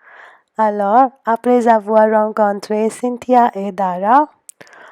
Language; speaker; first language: French; non-native, learner; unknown